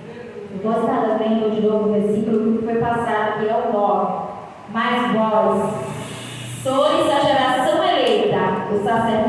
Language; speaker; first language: Portuguese; native; Portuguese